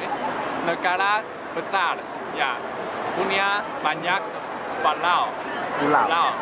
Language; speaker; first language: Indonesian; non-native, learner; Chinese